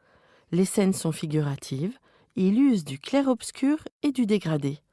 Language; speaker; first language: French; native; French